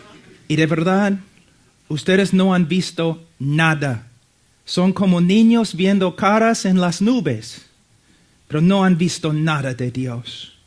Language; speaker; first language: Spanish; non-native, fluent; English